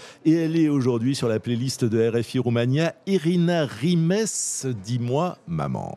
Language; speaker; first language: French; native; French